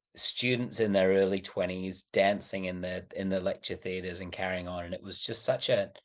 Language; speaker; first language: English; native; English